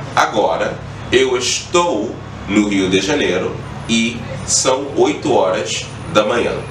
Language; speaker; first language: Portuguese; non-native, fluent; English